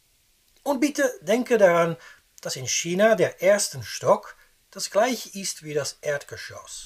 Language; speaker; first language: German; non-native, fluent; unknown